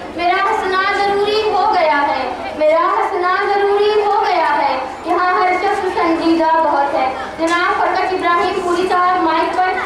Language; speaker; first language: Urdu; native; Urdu